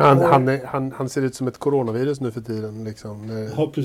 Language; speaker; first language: Swedish; native; Swedish